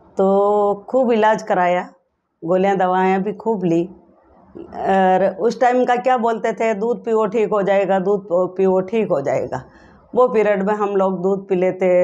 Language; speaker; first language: Hindi; native; Hindi